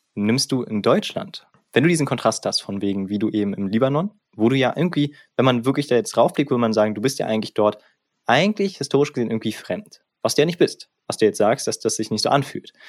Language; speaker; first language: German; native; German